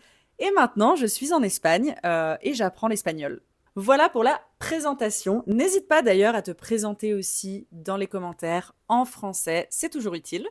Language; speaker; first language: French; native; French